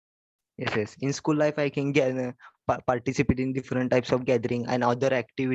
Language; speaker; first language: English; non-native, learner; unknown